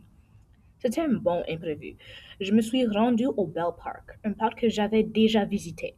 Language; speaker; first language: French; non-native, learner; English